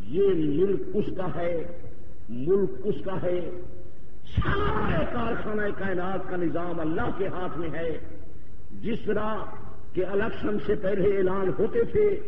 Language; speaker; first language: Urdu; non-native, local second language; Saraiki